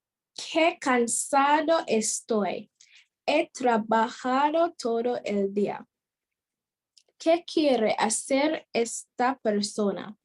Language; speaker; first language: Spanish; non-native, fluent; English